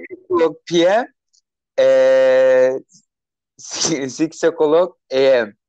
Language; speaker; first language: English; non-native, learner; Turkish